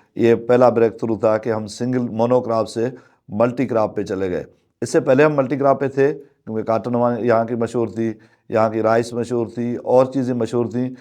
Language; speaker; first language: Urdu; non-native, local second language; Sindhi